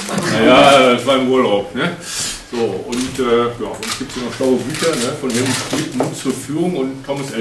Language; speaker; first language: German; native; German